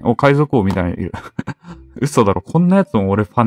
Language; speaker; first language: Japanese; native; Japanese